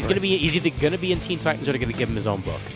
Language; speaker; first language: English; native; English